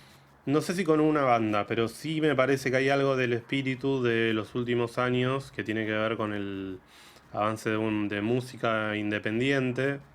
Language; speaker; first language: Spanish; native; Spanish